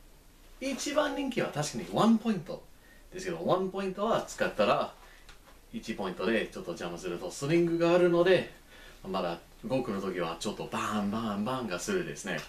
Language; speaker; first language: Japanese; non-native, learner; English